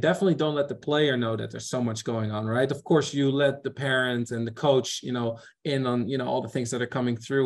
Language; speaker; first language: English; non-native, fluent; Dutch